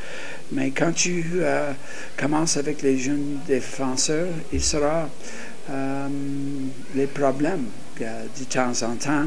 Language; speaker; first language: French; non-native, learner; English